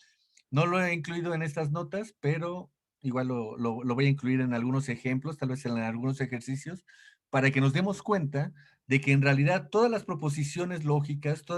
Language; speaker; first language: Spanish; native; Spanish